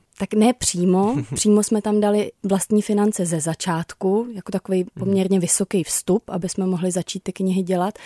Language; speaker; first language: Czech; native; Czech